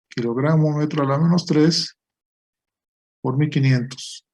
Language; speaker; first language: Spanish; native; Spanish